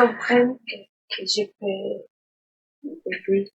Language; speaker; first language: French; non-native, learner; Spanish